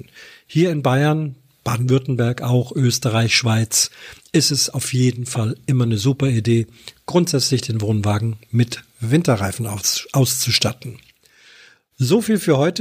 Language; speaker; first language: German; native; German